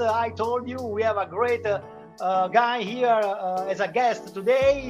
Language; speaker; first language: English; non-native, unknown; Italian